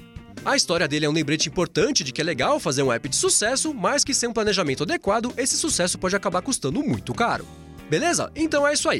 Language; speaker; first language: Portuguese; native; Portuguese